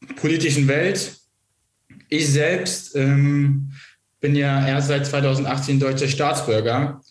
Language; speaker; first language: German; non-native, local second language; Kurdish